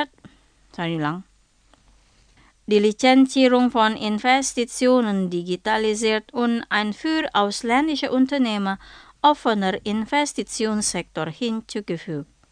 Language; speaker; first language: German; non-native, fluent; Indonesian